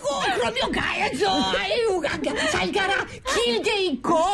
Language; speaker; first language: Korean; non-native, fluent; Italian